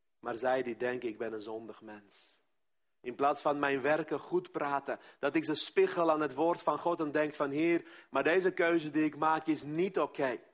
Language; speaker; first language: Dutch; non-native, fluent; Armenian